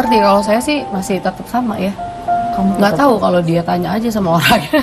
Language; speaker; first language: Indonesian; native; Indonesian